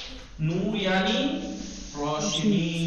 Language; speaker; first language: Persian; non-native, fluent; Urdu